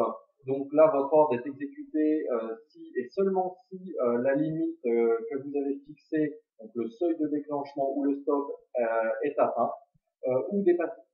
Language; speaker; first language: French; native; French